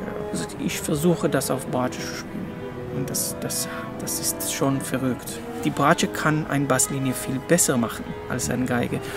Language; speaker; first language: German; non-native, fluent; Hebrew